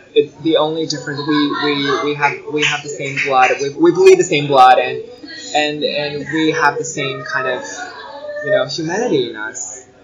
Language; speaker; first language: English; non-native, fluent; Chinese